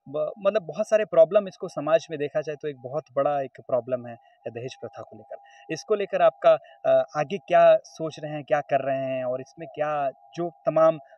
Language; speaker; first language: Hindi; native; Hindi